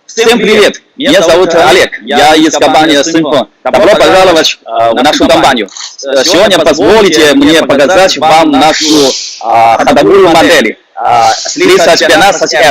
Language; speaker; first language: Russian; non-native, fluent; Chinese